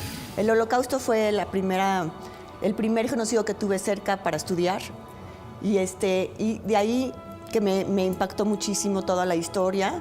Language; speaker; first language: Spanish; native; Spanish